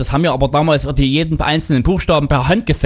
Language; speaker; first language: German; native; German